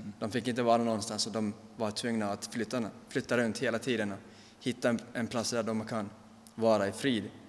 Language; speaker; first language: Swedish; non-native, local second language; Finnish